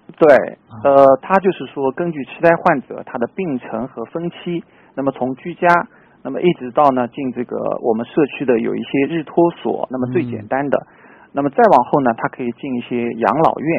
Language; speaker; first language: Chinese; native; Chinese